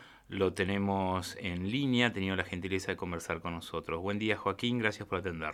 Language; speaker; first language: Spanish; native; Spanish